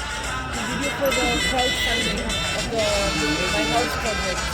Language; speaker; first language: English; non-native, fluent; Spanish